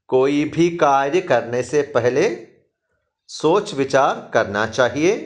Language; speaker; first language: Hindi; non-native, local second language; Malayalam